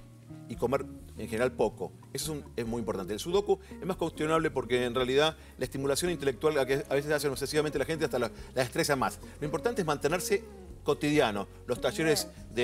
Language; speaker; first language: Spanish; native; Spanish